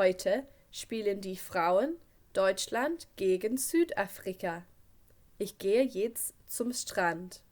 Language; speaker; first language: German; non-native, fluent; English